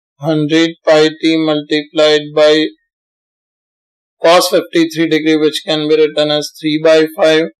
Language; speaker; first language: English; non-native, local second language; Hindi